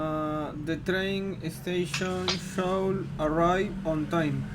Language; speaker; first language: English; non-native, learner; Spanish